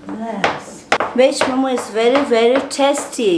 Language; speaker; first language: English; non-native, learner; Tibetan